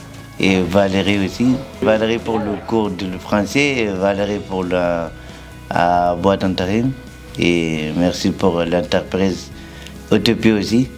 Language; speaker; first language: French; non-native, learner; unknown